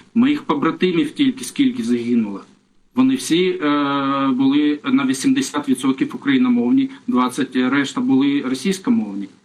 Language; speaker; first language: Ukrainian; non-native, local second language; Russian